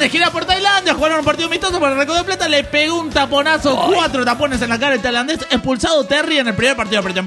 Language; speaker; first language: Spanish; native; Spanish